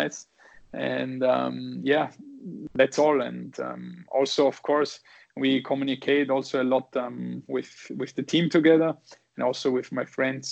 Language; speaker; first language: English; non-native, fluent; German